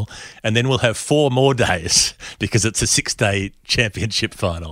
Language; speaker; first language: English; native; English